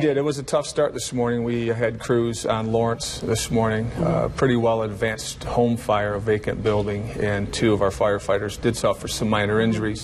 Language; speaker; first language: English; native; English